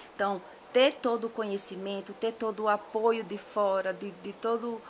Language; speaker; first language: Portuguese; native; Portuguese